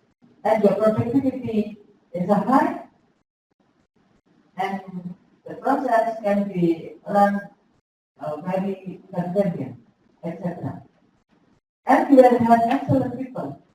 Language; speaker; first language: English; non-native, fluent; Indonesian